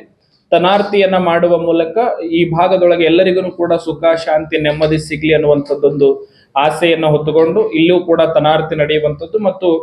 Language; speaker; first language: Kannada; native; Kannada